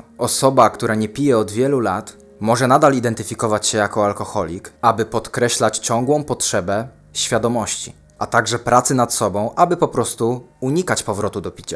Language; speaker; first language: Polish; native; Polish